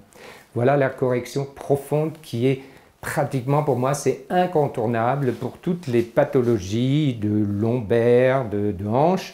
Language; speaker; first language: French; native; French